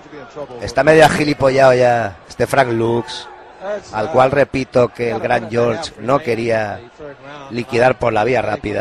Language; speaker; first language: Spanish; native; Spanish